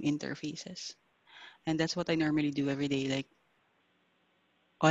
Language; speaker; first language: English; non-native, local second language; Filipino